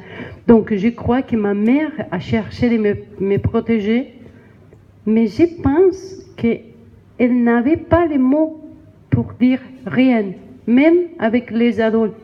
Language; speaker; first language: French; non-native, learner; Spanish